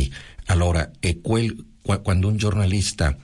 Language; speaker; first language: Italian; non-native, fluent; Spanish